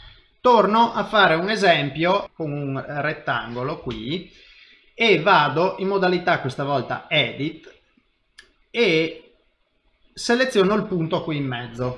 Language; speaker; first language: Italian; native; Italian